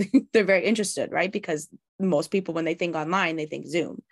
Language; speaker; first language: English; native; English